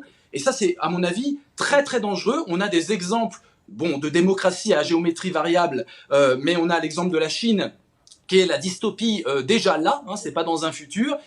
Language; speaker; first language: French; native; French